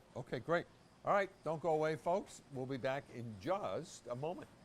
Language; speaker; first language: English; native; English